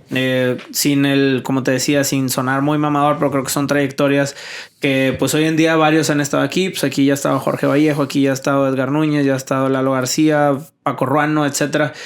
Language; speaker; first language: Spanish; native; Spanish